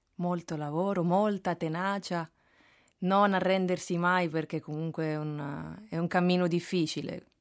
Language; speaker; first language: Italian; native; Italian